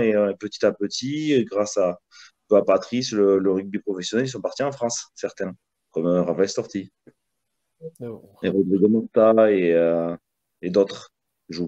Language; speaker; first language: French; early bilingual, other home language; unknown